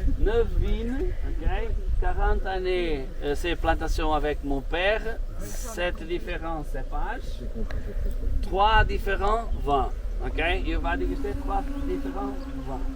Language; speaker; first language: French; non-native, learner; Portuguese